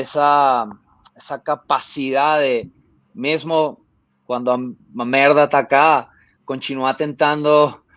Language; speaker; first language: Portuguese; non-native, fluent; Spanish